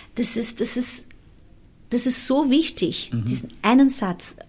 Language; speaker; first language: German; non-native, fluent; Portuguese